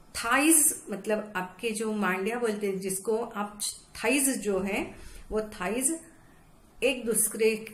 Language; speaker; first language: Hindi; non-native, local second language; Marathi